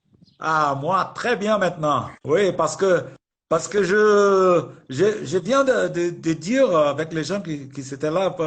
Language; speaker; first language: French; non-native, fluent; Portuguese